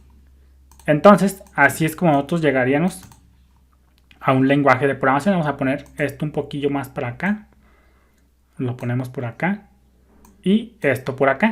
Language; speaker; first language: Spanish; native; Spanish